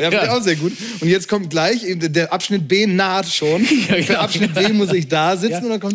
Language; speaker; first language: German; native; German